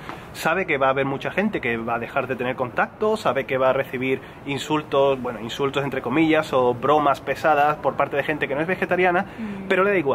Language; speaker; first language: Spanish; native; Spanish